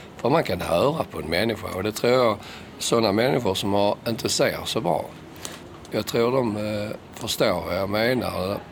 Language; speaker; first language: Swedish; native; Swedish